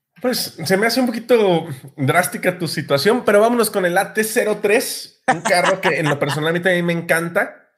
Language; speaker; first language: Spanish; native; Spanish